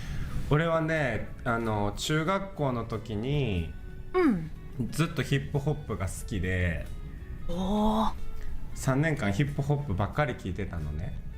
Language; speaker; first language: Japanese; native; Japanese